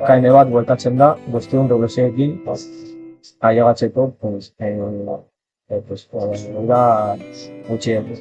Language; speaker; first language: Basque; non-native, local second language; Spanish